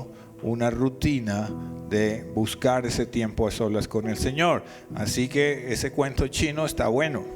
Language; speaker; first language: Spanish; native; Spanish